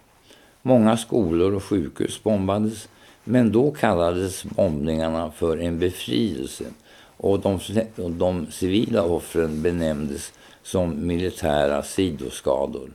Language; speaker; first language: Swedish; native; Swedish